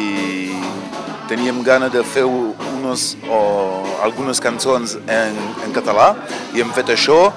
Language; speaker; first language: Catalan; non-native, local second language; French